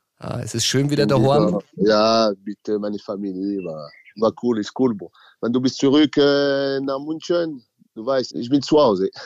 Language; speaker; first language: German; non-native, learner; French